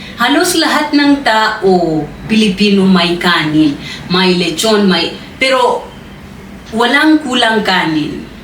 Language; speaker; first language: Filipino; non-native, fluent; Swahili